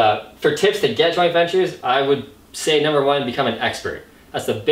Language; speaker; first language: English; native; English